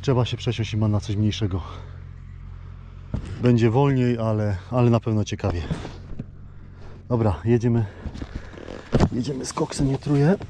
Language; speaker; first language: Polish; native; Polish